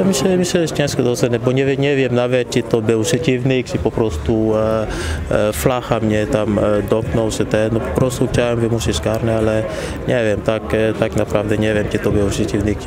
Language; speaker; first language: Polish; non-native, fluent; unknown